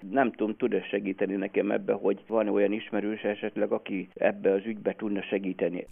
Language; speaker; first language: Hungarian; native; Hungarian